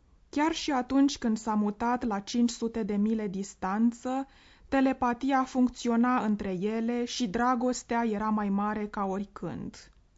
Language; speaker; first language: Romanian; native; Romanian